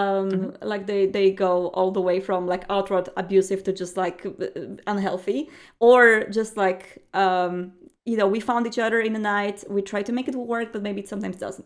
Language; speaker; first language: English; non-native, fluent; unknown